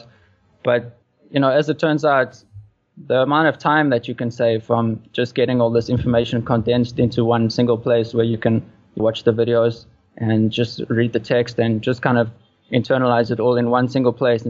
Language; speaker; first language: English; native; English